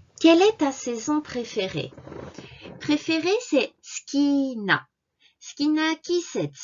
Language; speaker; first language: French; non-native, fluent; Japanese